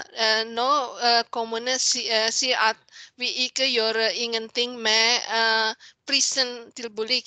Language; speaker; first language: Norwegian; non-native, learner; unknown